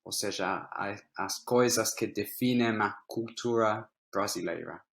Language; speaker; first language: Portuguese; non-native, fluent; English